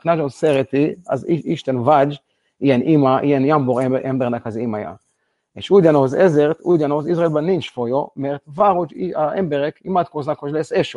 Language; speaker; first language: Hungarian; non-native, learner; Hebrew